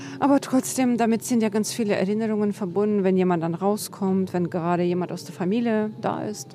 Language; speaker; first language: German; non-native, fluent; Ukrainian